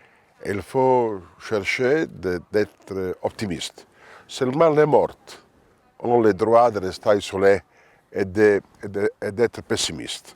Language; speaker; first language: French; non-native, fluent; Italian